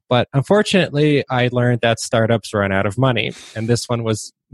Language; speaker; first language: English; non-native, fluent; Polish